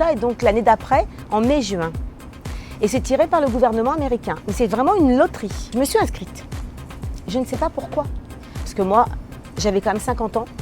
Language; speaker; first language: French; native; French